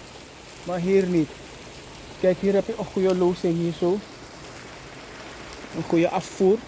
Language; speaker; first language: Dutch; non-native, local second language; Sranan Tongo